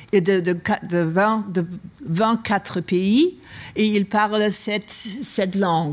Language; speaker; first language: French; non-native, learner; German